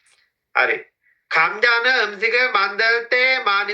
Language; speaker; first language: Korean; non-native, fluent; Sinhala